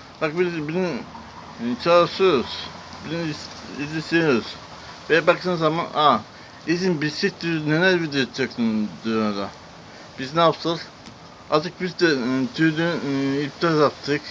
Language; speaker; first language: Turkish; non-native, learner; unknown